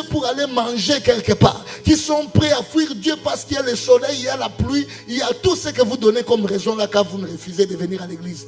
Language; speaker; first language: French; non-native, local second language; Lingala